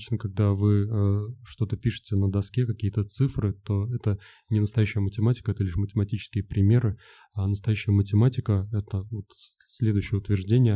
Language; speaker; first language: Russian; native; Russian